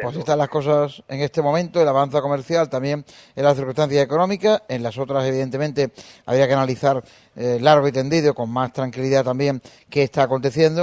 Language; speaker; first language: Spanish; native; Spanish